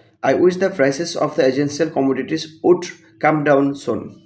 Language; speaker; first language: English; non-native, local second language; Bangla